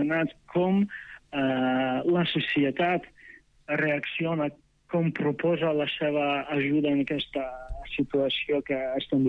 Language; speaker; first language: Catalan; non-native, fluent; Ukrainian